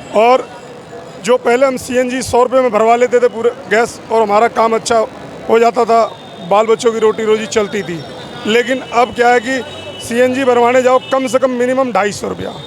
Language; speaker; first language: Hindi; native; Hindi